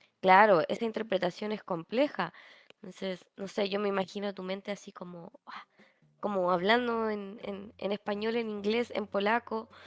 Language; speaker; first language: Spanish; native; Spanish